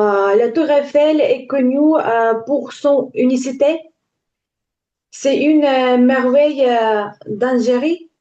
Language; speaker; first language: French; non-native, learner; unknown